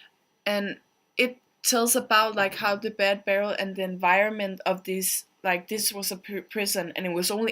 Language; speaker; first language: English; non-native, fluent; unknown